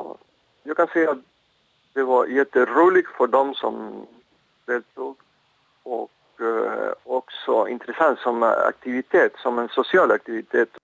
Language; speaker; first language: Swedish; non-native, fluent; Spanish